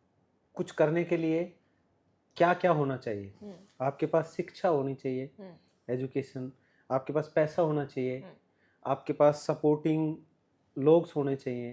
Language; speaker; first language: Hindi; native; Hindi